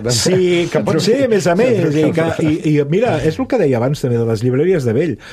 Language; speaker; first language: Catalan; native; Catalan